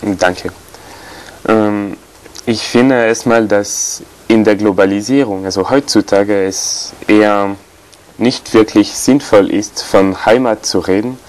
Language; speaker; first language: German; non-native, fluent; French